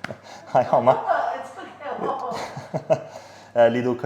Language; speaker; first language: Chinese; non-native, learner; English